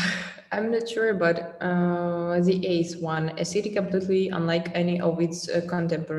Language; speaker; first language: English; non-native, fluent; Russian